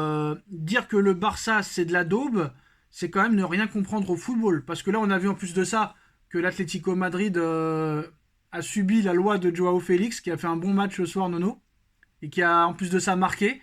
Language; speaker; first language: French; native; French